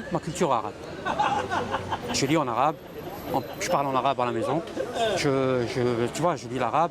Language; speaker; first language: French; native; French